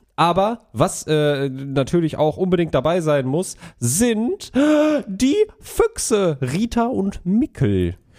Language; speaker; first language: German; native; German